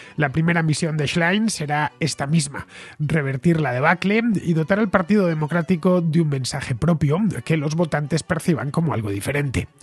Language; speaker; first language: Spanish; native; Spanish